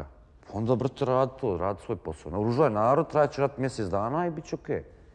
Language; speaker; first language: Croatian; native; Croatian